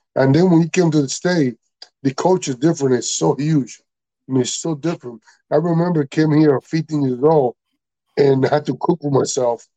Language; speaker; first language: English; non-native, learner; Spanish